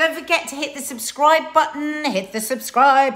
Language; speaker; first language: English; native; English